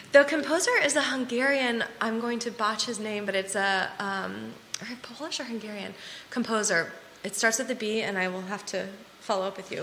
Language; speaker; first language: English; native; English